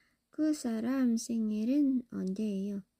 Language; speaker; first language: Korean; non-native, learner; Filipino